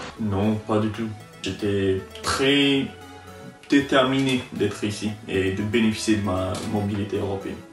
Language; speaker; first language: French; non-native, fluent; Romanian